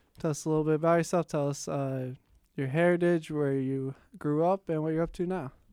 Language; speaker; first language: English; native; English